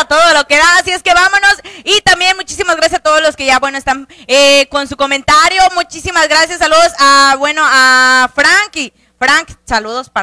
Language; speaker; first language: Spanish; native; Spanish